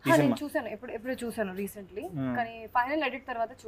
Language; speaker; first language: Telugu; non-native, learner; Hindi